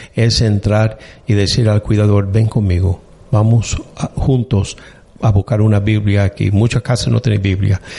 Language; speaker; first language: Spanish; non-native, fluent; English